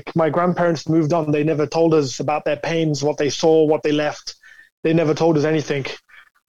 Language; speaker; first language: English; native; English